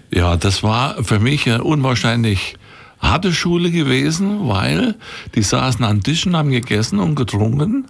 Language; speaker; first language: German; native; German